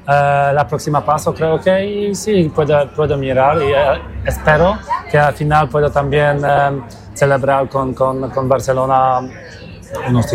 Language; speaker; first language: Spanish; non-native, learner; Polish